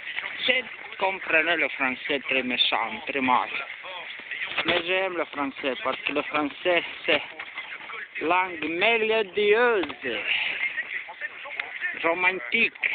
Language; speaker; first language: French; non-native, learner; Romanian